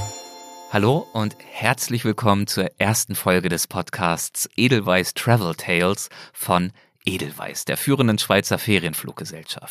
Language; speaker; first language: German; native; German